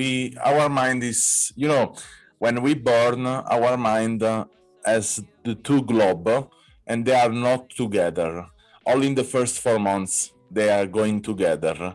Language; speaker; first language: English; non-native, fluent; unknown